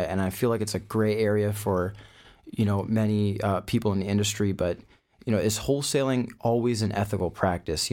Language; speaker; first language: English; native; English